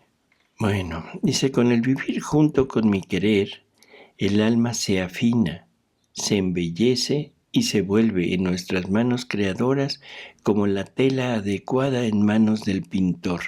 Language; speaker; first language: Spanish; native; Spanish